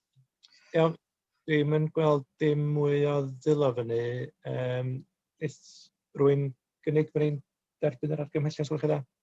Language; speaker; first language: Welsh; native; Welsh